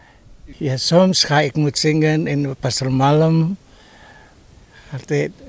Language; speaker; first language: Dutch; non-native, learner; Indonesian